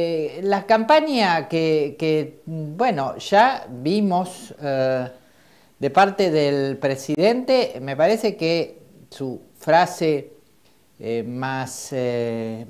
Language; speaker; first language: Spanish; native; Spanish